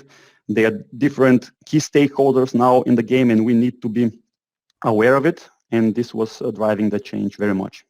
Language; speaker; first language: English; non-native, fluent; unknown